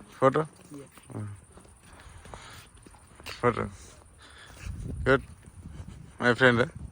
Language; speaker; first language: English; non-native, learner; Nepali